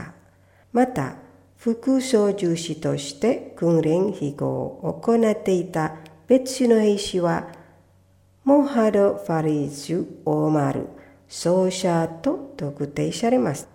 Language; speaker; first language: Japanese; non-native, fluent; Indonesian